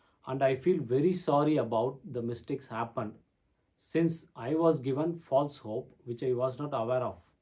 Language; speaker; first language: English; non-native, local second language; Tamil